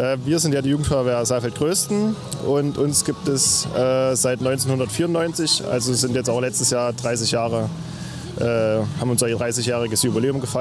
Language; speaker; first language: German; native; German